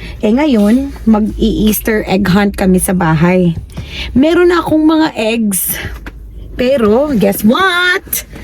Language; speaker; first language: Filipino; native; Filipino